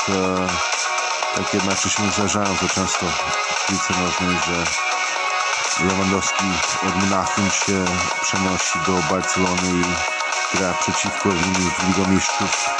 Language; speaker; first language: Polish; early bilingual, heritage; Polish